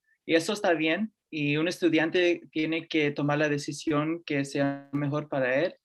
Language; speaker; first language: Spanish; early bilingual, heritage; Spanish